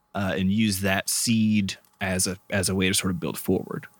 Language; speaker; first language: English; native; English